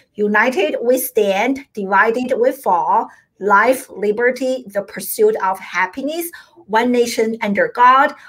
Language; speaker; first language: English; non-native, fluent; Chinese